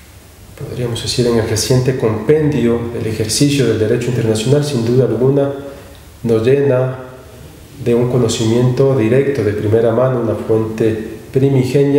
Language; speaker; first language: Spanish; native; Spanish